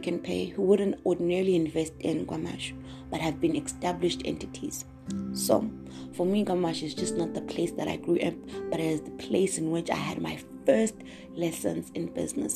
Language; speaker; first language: English; non-native, local second language; Zulu